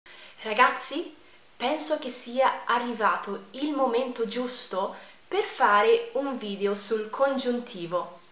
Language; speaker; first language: Italian; non-native, fluent; Portuguese